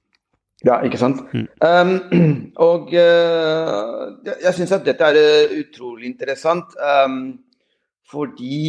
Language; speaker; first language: Norwegian; non-native, fluent; Spanish